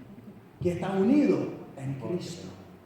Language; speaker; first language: Spanish; non-native, fluent; Icelandic